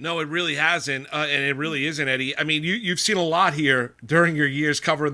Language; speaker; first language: English; native; English